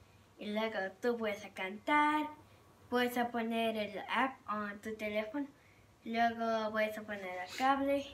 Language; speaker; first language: Spanish; early bilingual, heritage; Spanish